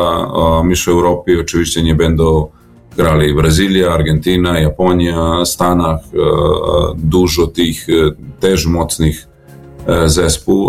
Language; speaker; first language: Polish; non-native, learner; Serbian